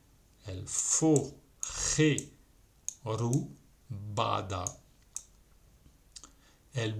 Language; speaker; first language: Spanish; non-native, fluent; French